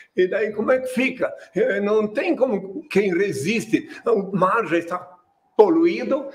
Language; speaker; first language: Portuguese; non-native, fluent; French